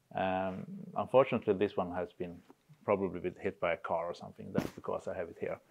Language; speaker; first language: English; non-native, fluent; Swedish